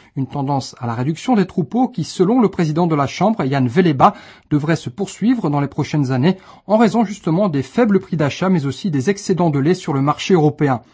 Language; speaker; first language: French; native; French